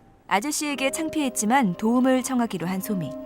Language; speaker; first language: Korean; native; Korean